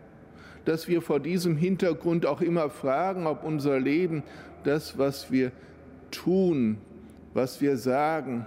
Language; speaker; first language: German; native; German